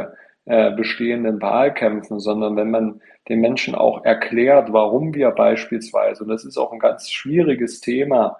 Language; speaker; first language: German; native; German